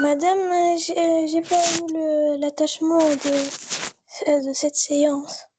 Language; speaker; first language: French; non-native, learner; Arabic